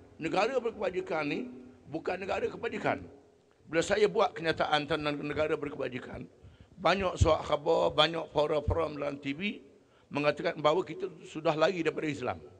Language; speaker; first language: Malay; native; Malay